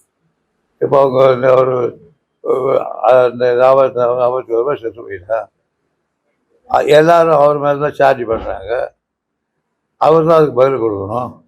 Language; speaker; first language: Tamil; native; Tamil